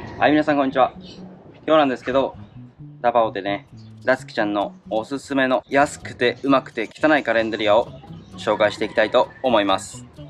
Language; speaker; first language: Japanese; native; Japanese